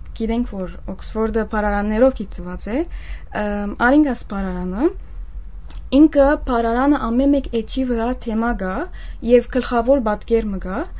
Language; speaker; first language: Armenian; early bilingual, heritage; Armenian